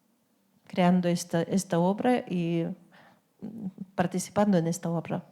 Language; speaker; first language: Spanish; non-native, fluent; Lithuanian